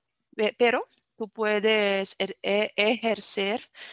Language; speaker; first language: Spanish; non-native, fluent; Portuguese